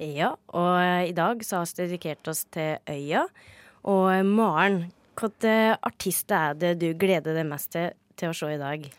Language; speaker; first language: Norwegian; native; Norwegian